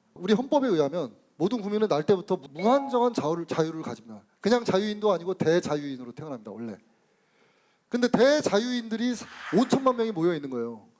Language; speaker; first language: Korean; native; Korean